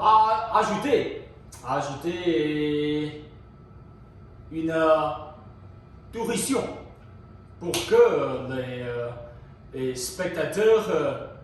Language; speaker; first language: French; non-native, learner; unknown